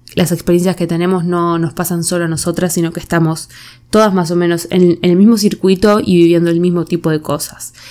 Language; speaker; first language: Spanish; native; Spanish